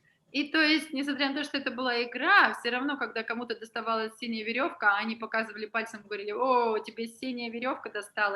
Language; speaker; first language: Russian; native; Russian